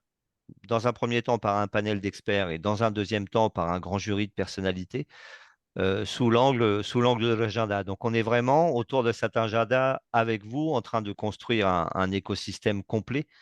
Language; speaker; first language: French; native; French